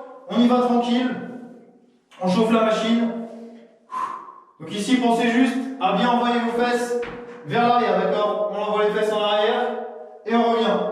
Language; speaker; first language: French; native; French